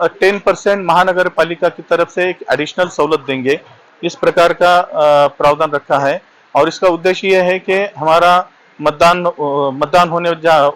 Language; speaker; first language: Hindi; non-native, local second language; Marathi